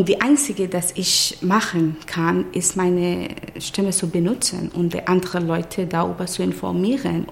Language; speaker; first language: German; non-native, fluent; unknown